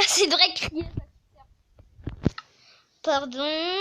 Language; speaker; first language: French; native; French